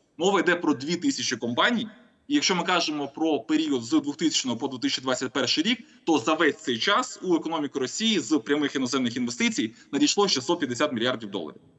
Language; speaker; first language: Ukrainian; non-native, local second language; Russian